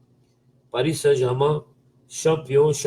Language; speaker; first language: French; non-native, fluent; Portuguese